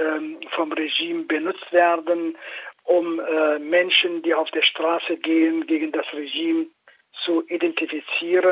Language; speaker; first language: German; non-native, fluent; Kurdish